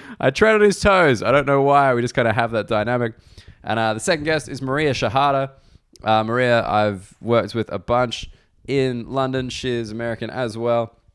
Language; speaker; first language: English; native; English